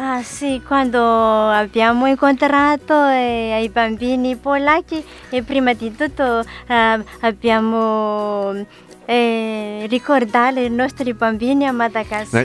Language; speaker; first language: Italian; non-native, learner; Malagasy